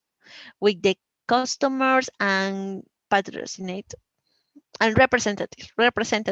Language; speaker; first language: English; non-native, learner; Spanish